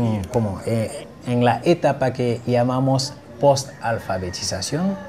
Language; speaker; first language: Spanish; non-native, fluent; Haitian Creole